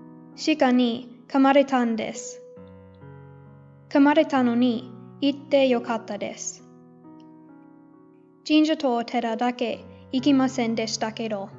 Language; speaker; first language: Japanese; non-native, learner; English